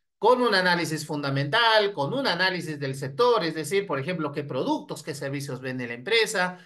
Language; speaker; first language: Spanish; native; Spanish